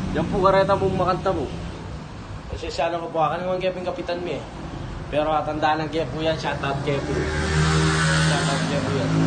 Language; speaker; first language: Filipino; non-native, local second language; Pampanga